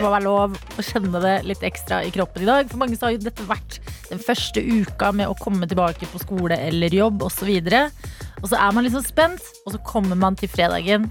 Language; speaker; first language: Norwegian; native; Norwegian